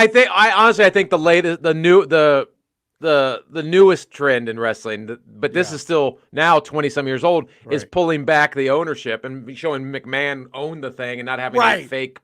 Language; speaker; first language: English; native; English